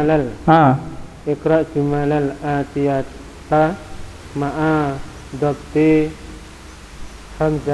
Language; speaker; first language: Arabic; non-native, learner; Indonesian